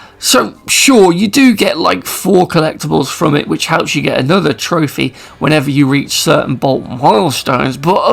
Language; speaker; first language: English; native; English